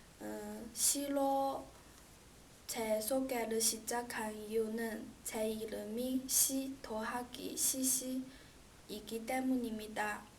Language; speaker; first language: Korean; non-native, learner; Chinese